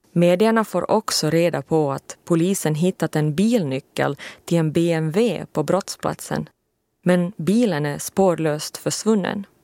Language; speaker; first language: Swedish; native; Swedish